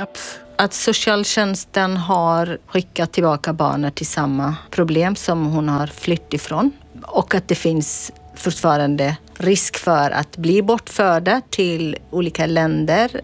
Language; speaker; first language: Swedish; non-native, fluent; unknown